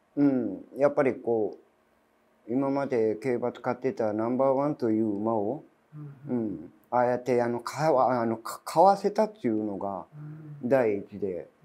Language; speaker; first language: Japanese; native; Japanese